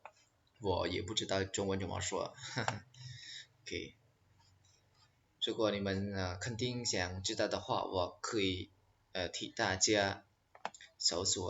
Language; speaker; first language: Chinese; non-native, fluent; Khmer